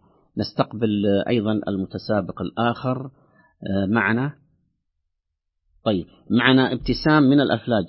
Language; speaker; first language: Arabic; native; Arabic